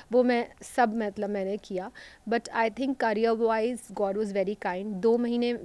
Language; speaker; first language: Hindi; native; Hindi